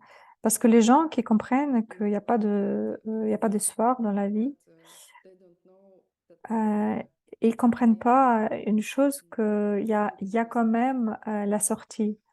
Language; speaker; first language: French; non-native, fluent; Russian